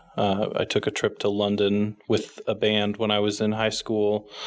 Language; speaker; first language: English; native; English